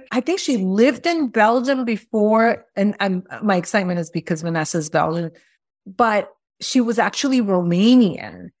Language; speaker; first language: English; early bilingual, other home language; Spanish